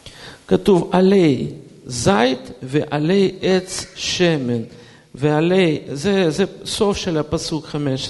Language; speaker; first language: Hebrew; non-native, fluent; Russian